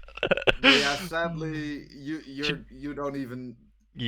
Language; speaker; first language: English; non-native, fluent; Dutch